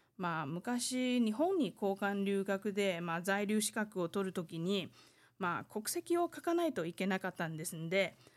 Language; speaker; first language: Japanese; non-native, fluent; Chinese